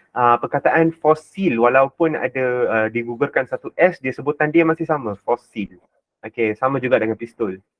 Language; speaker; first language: Malay; non-native, local second language; Tamil